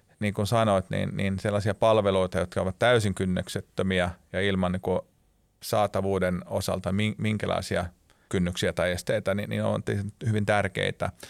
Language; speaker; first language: Finnish; non-native, local second language; Swedish